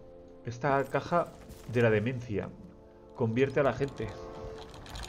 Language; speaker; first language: Spanish; native; Spanish